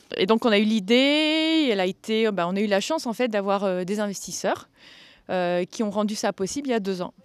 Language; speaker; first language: French; native; French